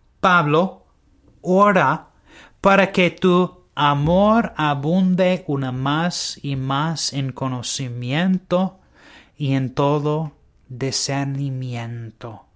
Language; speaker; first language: Spanish; non-native, learner; English